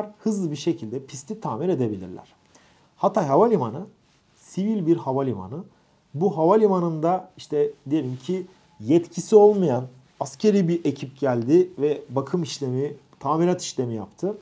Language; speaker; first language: Turkish; native; Turkish